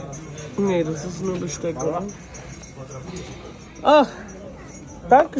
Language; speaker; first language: German; native; German